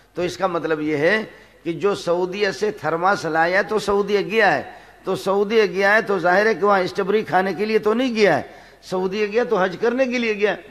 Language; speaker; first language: Urdu; non-native, local second language; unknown